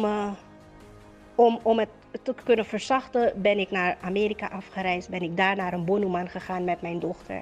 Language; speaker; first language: Dutch; native; Dutch